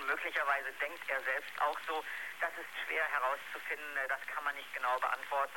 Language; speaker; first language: German; native; German